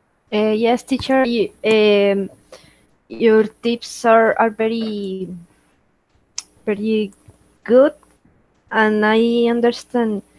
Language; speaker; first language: English; non-native, learner; Spanish